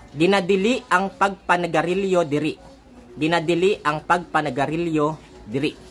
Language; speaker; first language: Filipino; non-native, local second language; Cebuano